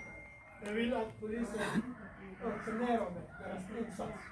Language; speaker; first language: Swedish; non-native, learner; Somali